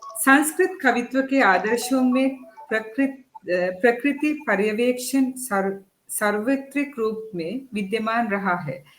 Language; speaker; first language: Hindi; non-native, fluent; Sinhala